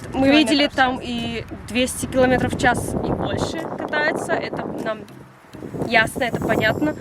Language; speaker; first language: Russian; early bilingual, heritage; Russian